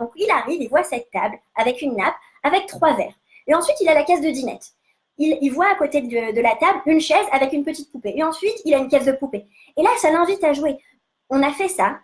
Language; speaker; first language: French; native; French